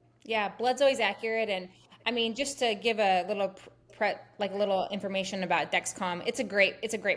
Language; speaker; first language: English; native; English